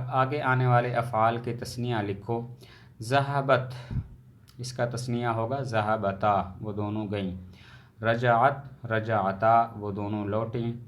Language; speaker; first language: Urdu; native; Urdu